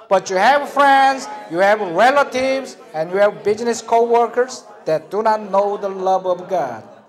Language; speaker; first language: English; non-native, fluent; Korean